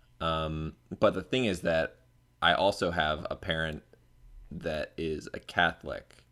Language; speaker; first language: English; native; English